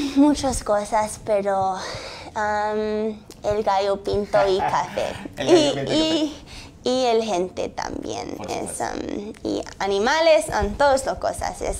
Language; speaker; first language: Spanish; early bilingual, heritage; English